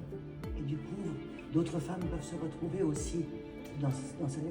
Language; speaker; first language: French; native; French